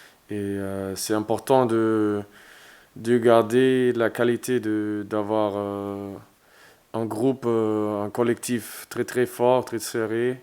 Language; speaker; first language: French; non-native, fluent; German